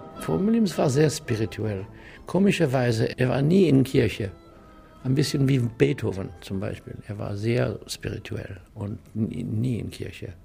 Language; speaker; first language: German; non-native, learner; English